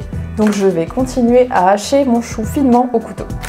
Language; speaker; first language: French; native; French